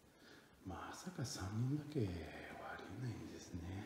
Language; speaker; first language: Japanese; non-native, fluent; French